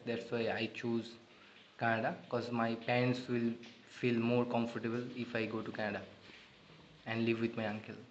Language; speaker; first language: English; non-native, learner; Bangla